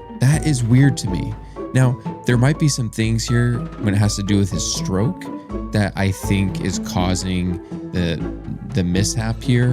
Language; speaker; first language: English; native; English